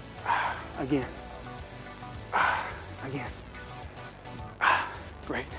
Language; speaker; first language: English; native; English